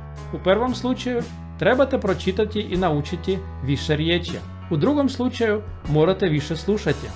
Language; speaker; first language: Croatian; non-native, learner; Russian